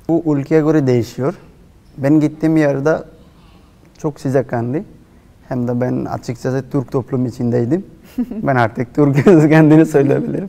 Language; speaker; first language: Turkish; non-native, fluent; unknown